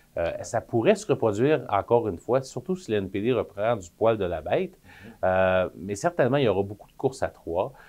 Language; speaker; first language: French; native; French